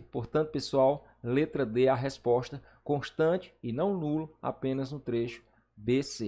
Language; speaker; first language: Portuguese; native; Portuguese